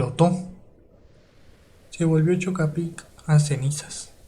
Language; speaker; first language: Spanish; native; Spanish